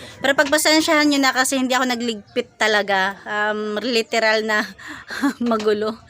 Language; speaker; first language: Filipino; non-native, local second language; Bikol